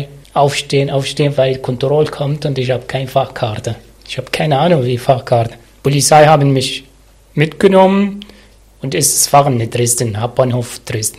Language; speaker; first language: German; non-native, learner; Arabic